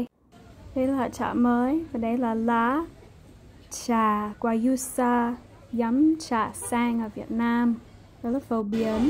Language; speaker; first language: Vietnamese; non-native, fluent; English